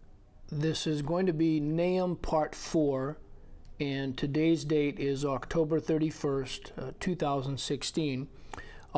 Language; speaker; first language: English; native; English